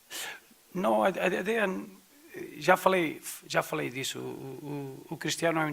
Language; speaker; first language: Portuguese; non-native, fluent; Spanish